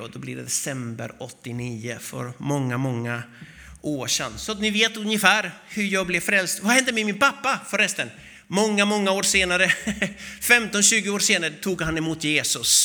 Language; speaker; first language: Swedish; non-native, fluent; Spanish